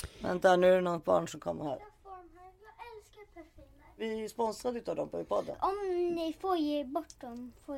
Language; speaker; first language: Swedish; native; Swedish